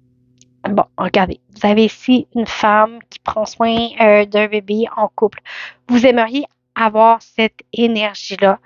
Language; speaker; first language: French; native; French